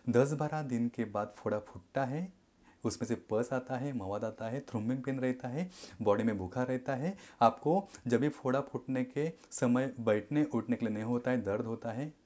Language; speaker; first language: Hindi; non-native, local second language; Marathi